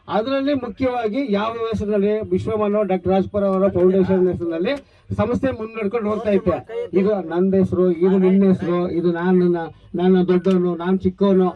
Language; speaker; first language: Kannada; native; Kannada